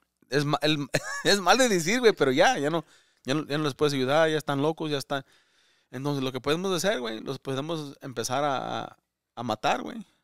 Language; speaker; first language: Spanish; early bilingual, other home language; English